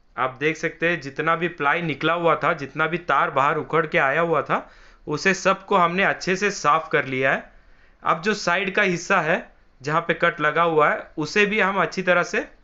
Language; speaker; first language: Hindi; non-native, local second language; Marathi